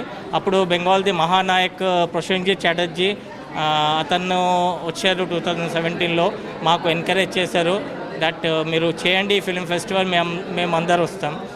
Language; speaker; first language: Telugu; non-native, local second language; Bangla